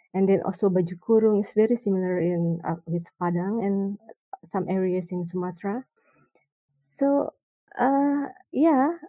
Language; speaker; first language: English; non-native, learner; Indonesian